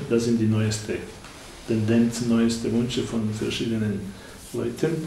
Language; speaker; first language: German; non-native, fluent; Bosnian